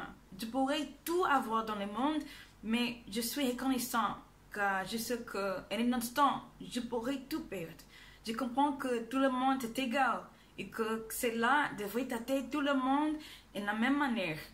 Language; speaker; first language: French; non-native, fluent; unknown